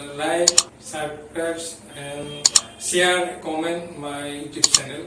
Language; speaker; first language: English; non-native, local second language; Assamese